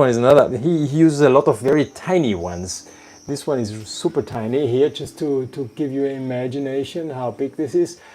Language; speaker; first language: English; non-native, fluent; German